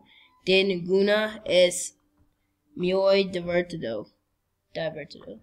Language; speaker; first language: Spanish; non-native, learner; English